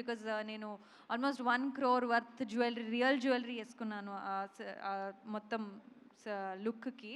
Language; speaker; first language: Telugu; non-native, local second language; Kannada